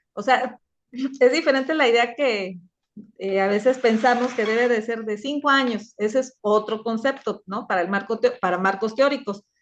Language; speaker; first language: Spanish; native; Spanish